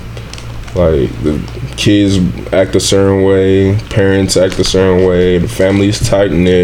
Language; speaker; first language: English; non-native, local second language; Esan